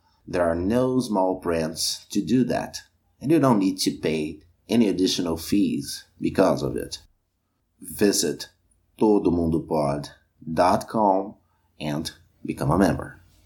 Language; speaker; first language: English; non-native, fluent; Portuguese